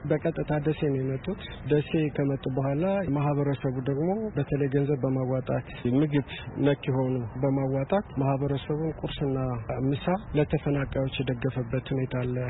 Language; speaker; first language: Amharic; native; Amharic